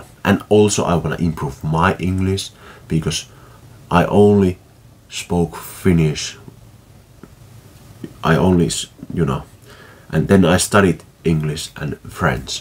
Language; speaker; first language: English; non-native, fluent; Finnish